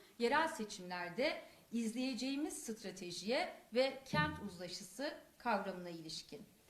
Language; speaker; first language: Turkish; non-native, local second language; Kurdish